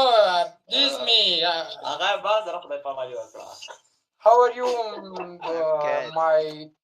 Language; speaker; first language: English; non-native, learner; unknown